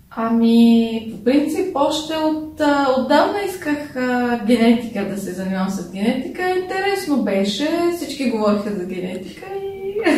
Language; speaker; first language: Bulgarian; early bilingual, heritage; Bulgarian